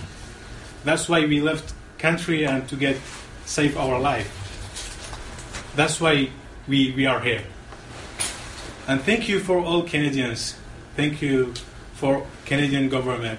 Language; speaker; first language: English; non-native, learner; Arabic